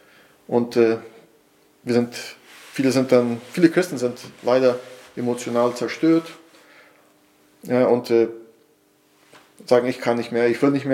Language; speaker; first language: German; non-native, fluent; Portuguese